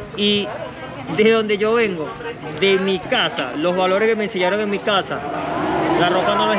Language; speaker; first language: Spanish; native; Spanish